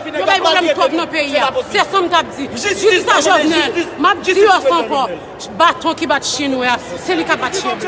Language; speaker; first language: Haitian Creole; native; Haitian Creole